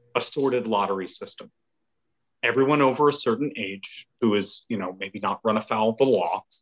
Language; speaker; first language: English; native; English